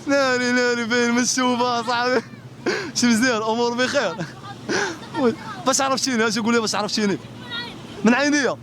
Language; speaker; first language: Arabic; native; Arabic